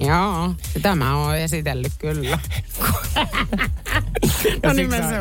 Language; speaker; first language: Finnish; native; Finnish